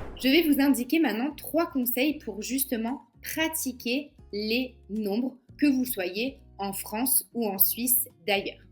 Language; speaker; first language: French; native; French